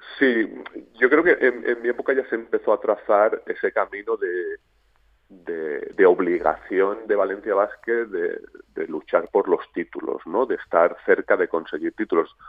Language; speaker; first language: Spanish; native; Spanish